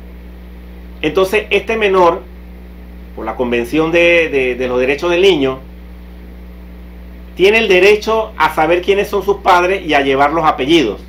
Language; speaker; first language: Spanish; native; Spanish